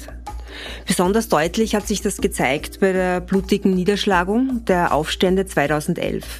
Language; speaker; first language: German; native; German